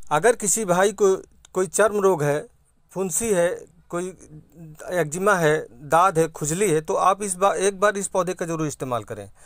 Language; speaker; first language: Hindi; native; Hindi